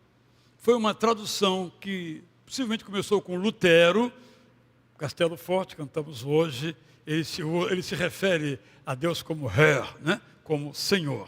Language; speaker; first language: Portuguese; native; Portuguese